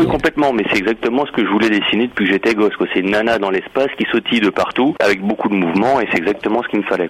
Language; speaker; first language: French; native; French